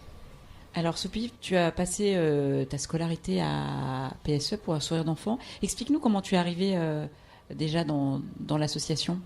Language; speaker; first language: French; native; French